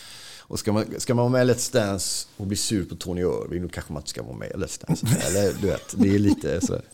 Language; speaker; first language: Swedish; native; Swedish